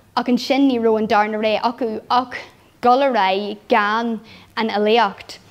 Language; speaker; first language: Irish; non-native, local second language; English